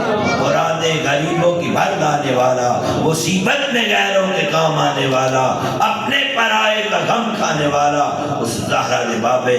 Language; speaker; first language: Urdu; non-native, local second language; Punjabi